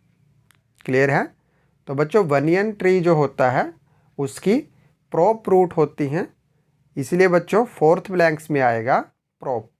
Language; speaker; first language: Hindi; native; Hindi